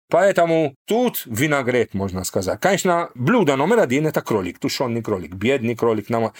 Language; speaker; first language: Russian; non-native, fluent; Maltese